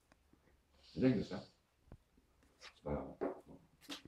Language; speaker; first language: French; native; French